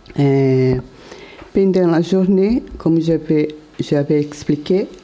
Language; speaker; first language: French; non-native, learner; Portuguese